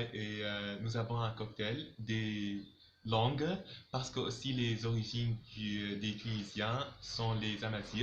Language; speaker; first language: French; non-native, local second language; Arabic